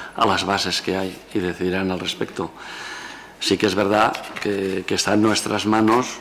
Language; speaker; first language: Spanish; non-native, local second language; Catalan